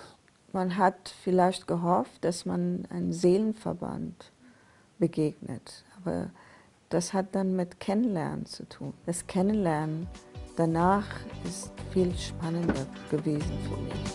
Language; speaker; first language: German; non-native, fluent; Persian